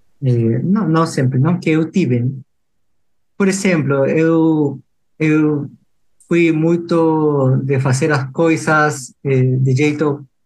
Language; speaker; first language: Portuguese; non-native, fluent; Spanish